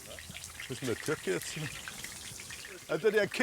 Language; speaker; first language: German; native; German